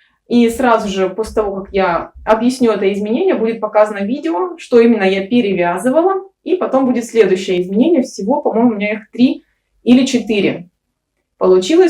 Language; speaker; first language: Russian; native; Russian